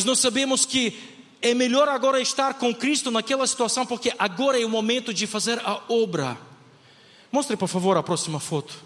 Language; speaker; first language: Portuguese; non-native, fluent; Ukrainian